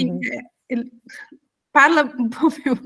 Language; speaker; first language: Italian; non-native, fluent; Portuguese